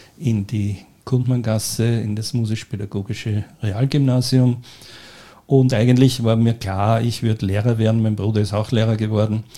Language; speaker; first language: German; native; German